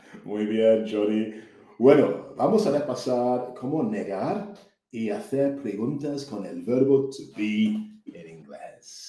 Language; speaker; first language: Spanish; non-native, fluent; English